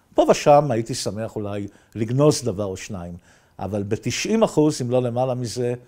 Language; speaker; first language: Hebrew; native; Hebrew